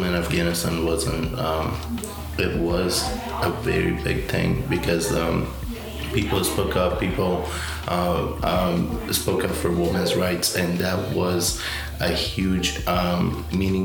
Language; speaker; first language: English; non-native, fluent; Persian